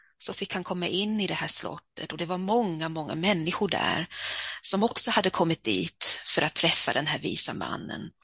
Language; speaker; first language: Swedish; early bilingual, heritage; Swedish